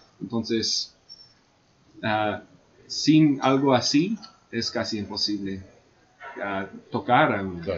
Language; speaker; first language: Spanish; non-native, fluent; English